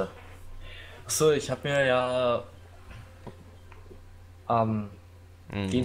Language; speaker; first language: German; native; German